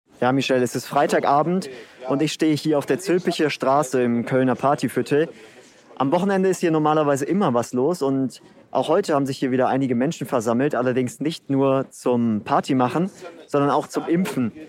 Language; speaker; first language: German; native; German